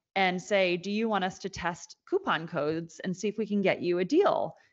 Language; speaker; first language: English; native; English